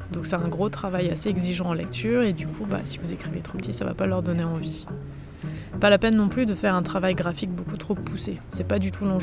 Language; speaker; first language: French; native; French